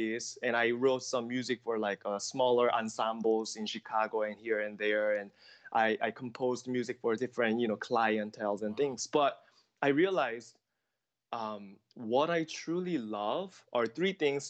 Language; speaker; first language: English; non-native, fluent; Korean